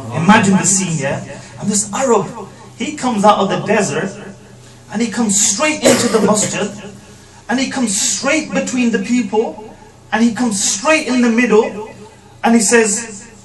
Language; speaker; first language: English; early bilingual, other home language; Punjabi